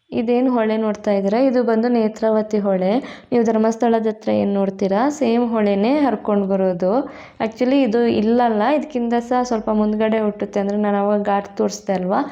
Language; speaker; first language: Kannada; non-native, local second language; Tulu